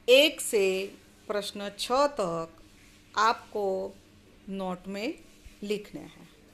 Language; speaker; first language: Hindi; non-native, local second language; Gujarati